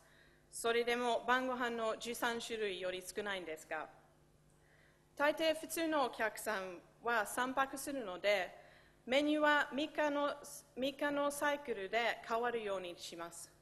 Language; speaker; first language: Japanese; non-native, fluent; English